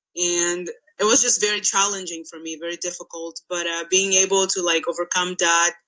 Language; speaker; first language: English; non-native, fluent; Portuguese